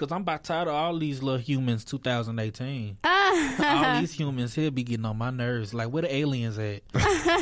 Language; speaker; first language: English; native; English